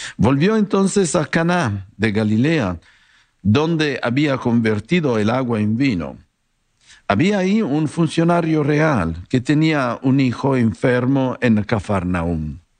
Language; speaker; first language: Spanish; non-native, fluent; Italian